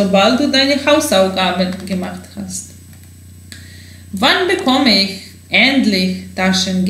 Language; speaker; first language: German; non-native, fluent; Serbian